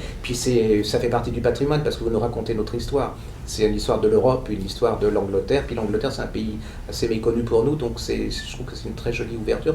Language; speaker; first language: French; native; French